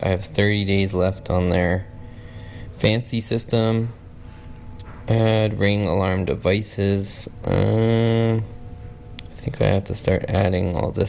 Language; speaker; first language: English; native; English